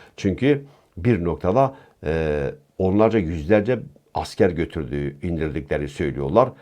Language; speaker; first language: Turkish; non-native, local second language; Kurdish